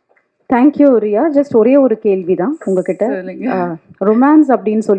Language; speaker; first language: Tamil; native; Tamil